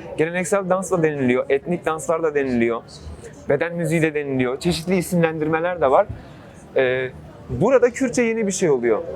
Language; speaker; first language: Turkish; non-native, local second language; Kurdish